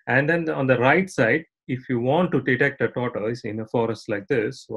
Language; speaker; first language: English; non-native, local second language; Tamil